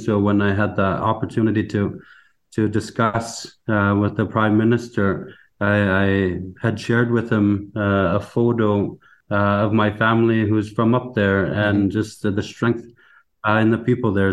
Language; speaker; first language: English; native; English